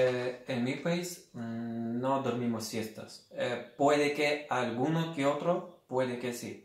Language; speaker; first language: Spanish; non-native, fluent; Lithuanian